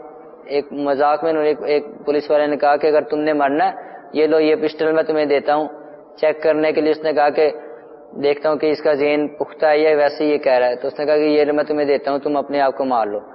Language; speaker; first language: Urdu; non-native, local second language; Punjabi